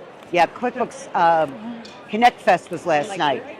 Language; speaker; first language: English; native; English